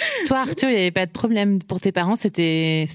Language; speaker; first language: French; native; French